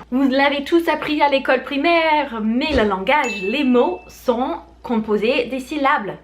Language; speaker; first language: French; non-native, fluent; English